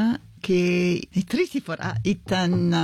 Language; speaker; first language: Greek; non-native, fluent; English